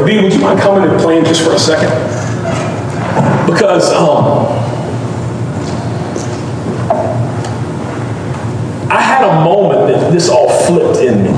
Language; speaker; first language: English; native; English